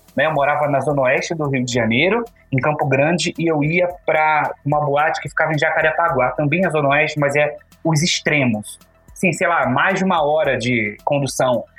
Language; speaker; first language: Portuguese; native; Portuguese